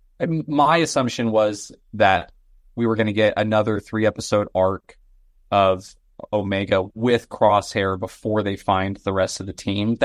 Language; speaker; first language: English; native; English